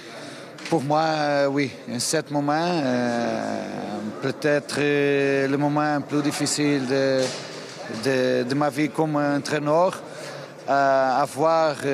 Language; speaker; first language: French; non-native, fluent; Portuguese